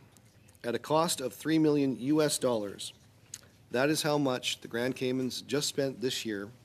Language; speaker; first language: English; native; English